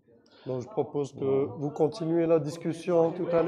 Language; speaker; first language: French; non-native, local second language; Arabic